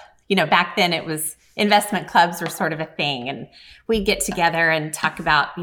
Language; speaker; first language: English; native; English